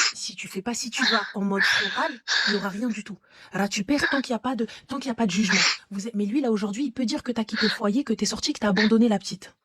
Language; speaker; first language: French; native; French